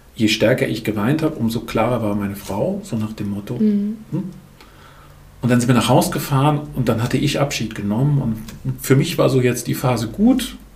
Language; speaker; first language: German; native; German